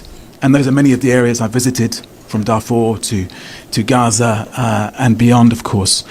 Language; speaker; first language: English; native; English